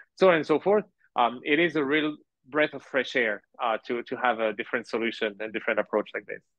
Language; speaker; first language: English; early bilingual, heritage; Arabic